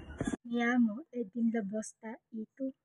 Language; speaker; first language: Spanish; non-native, learner; Filipino